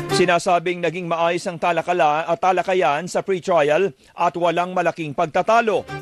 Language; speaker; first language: Filipino; native; Filipino